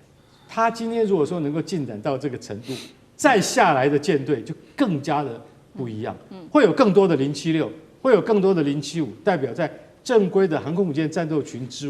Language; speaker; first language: Chinese; native; Chinese